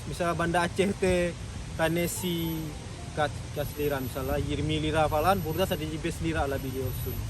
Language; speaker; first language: Turkish; non-native, learner; Indonesian